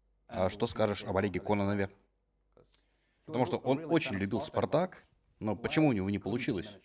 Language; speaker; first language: Russian; native; Russian